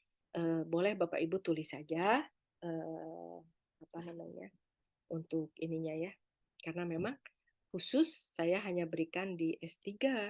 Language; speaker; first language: Indonesian; native; Indonesian